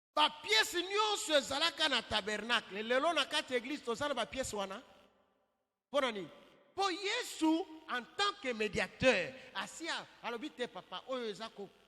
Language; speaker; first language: Lingala; non-native, local second language; Luba-Lulua